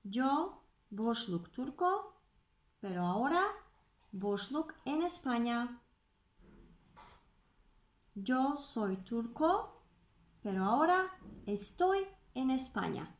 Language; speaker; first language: Spanish; non-native, fluent; Turkish